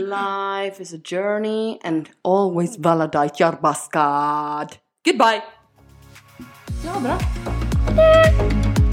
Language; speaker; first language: English; non-native, learner; Norwegian